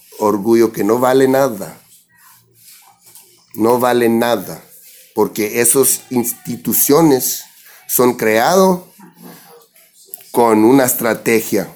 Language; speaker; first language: Spanish; early bilingual, heritage; English